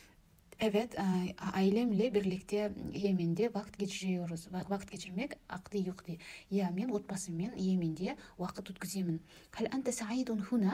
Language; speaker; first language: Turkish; non-native, learner; Kazakh